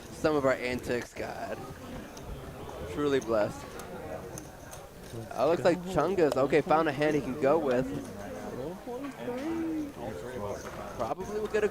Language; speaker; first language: English; native; English